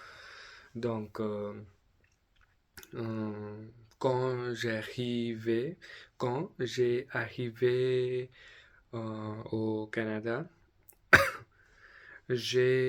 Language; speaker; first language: French; non-native, learner; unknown